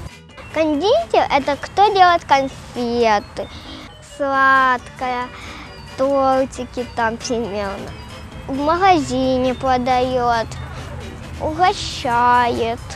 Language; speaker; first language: Russian; non-native, local second language; Ukrainian